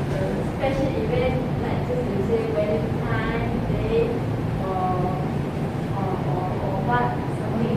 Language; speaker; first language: English; non-native, learner; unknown